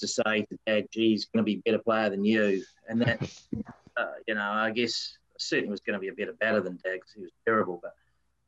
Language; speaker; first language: English; native; English